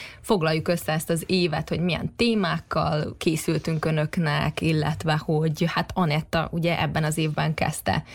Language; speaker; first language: Hungarian; native; Hungarian